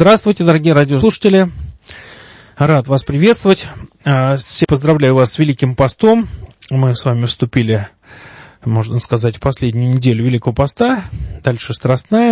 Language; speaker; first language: Russian; native; Russian